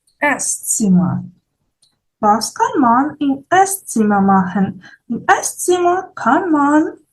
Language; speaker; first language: German; non-native, fluent; Ukrainian